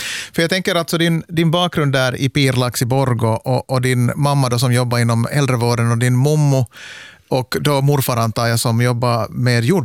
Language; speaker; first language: Swedish; native; Swedish